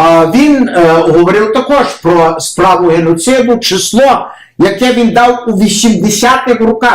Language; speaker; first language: Ukrainian; early bilingual, heritage; Ukrainian